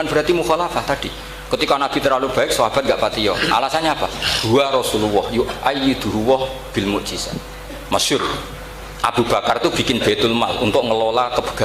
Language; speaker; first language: Indonesian; non-native, local second language; Javanese